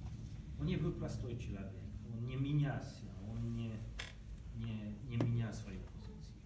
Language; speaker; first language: Russian; non-native, learner; Hungarian